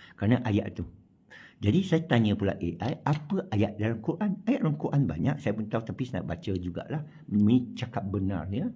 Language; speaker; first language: Malay; non-native, local second language; Chinese